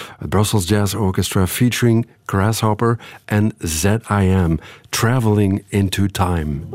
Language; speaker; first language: Dutch; native; Dutch